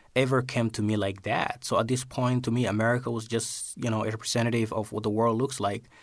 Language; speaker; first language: English; non-native, fluent; Somali